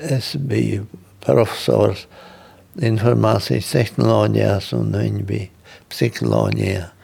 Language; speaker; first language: Latvian; native; Latvian